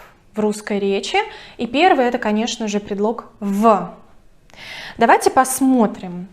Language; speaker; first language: Russian; native; Russian